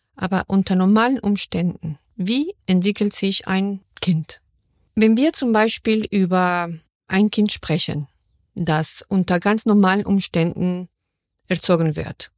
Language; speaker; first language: German; non-native, fluent; Spanish